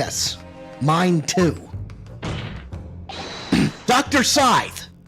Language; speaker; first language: English; native; English